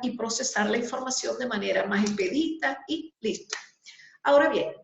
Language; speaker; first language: Spanish; native; Spanish